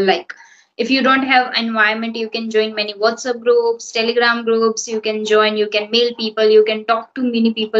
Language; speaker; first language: English; non-native, fluent; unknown